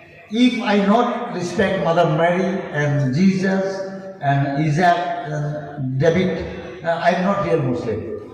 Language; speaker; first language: English; non-native, local second language; Bangla